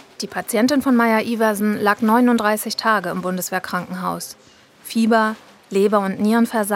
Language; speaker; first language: German; native; German